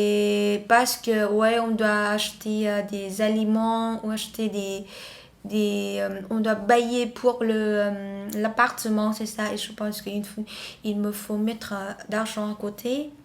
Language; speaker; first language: French; non-native, learner; Vietnamese